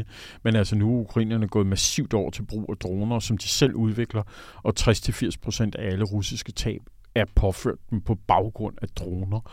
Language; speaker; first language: Danish; native; Danish